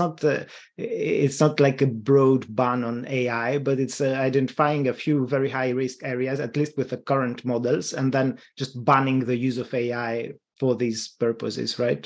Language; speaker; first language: English; non-native, fluent; Greek